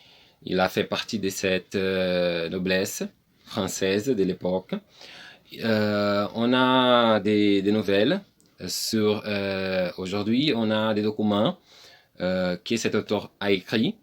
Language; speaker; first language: French; non-native, learner; Portuguese